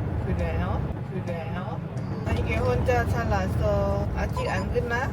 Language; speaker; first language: Korean; non-native, learner; Lao